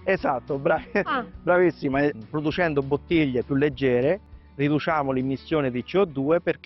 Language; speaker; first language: Italian; native; Italian